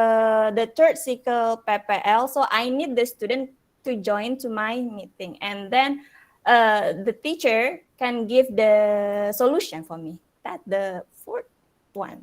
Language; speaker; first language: English; non-native, learner; Indonesian